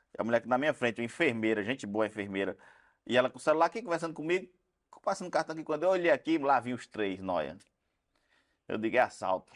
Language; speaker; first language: Portuguese; native; Portuguese